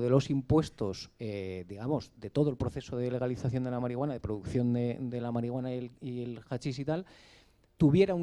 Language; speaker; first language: Spanish; native; Spanish